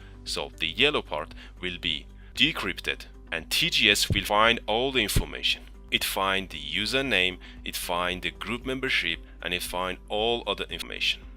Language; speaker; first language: English; non-native, fluent; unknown